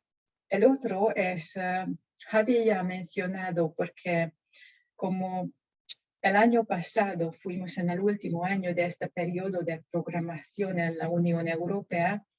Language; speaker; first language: Spanish; non-native, fluent; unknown